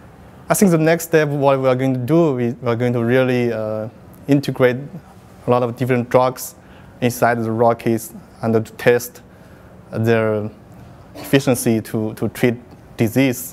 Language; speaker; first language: English; non-native, fluent; Chinese